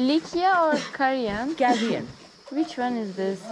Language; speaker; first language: English; non-native, learner; Turkish